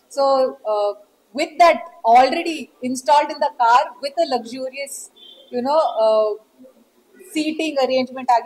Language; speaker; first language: English; non-native, local second language; Kannada